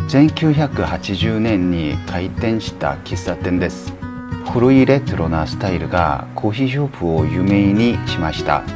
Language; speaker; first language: Japanese; non-native, learner; Korean